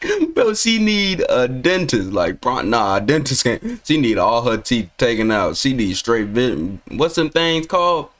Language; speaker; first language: English; native; English